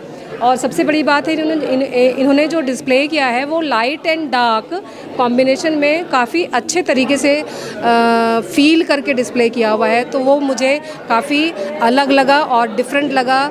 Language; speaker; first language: Hindi; native; Hindi